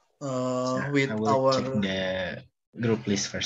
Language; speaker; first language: English; non-native, learner; Indonesian